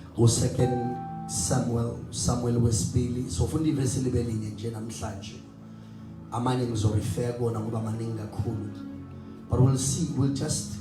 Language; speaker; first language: Zulu; non-native, local second language; Southern Sotho